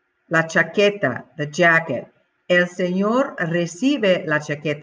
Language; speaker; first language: Spanish; non-native, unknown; English